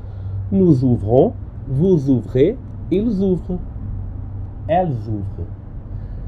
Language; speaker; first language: French; non-native, learner; Portuguese